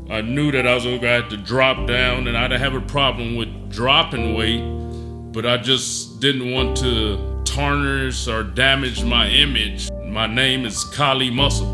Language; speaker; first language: English; native; English